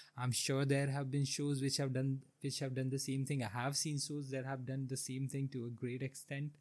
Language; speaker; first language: English; non-native, local second language; Hindi